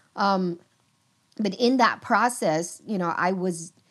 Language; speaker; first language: English; early bilingual, other home language; Vietnamese